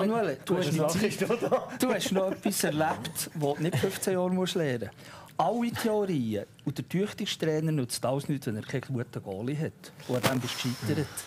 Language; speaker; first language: German; native; German